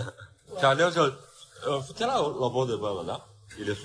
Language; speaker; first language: Russian; non-native, learner; Chinese